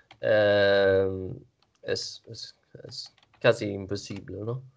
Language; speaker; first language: Italian; non-native, learner; Swedish